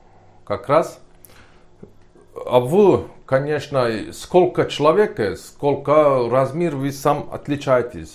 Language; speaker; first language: Russian; non-native, learner; Turkish